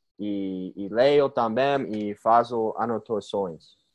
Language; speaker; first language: Portuguese; non-native, learner; English